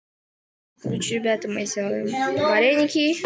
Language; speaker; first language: Russian; non-native, local second language; Kazakh